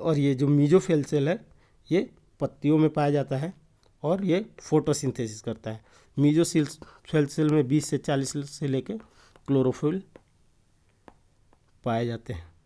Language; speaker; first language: Hindi; native; Hindi